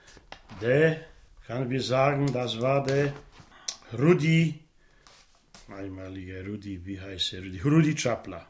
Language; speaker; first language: German; non-native, local second language; Polish